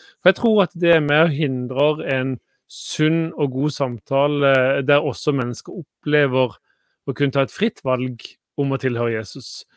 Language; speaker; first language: Norwegian; native; Norwegian